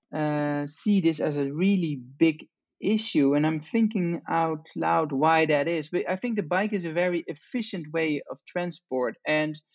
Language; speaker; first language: English; non-native, fluent; Dutch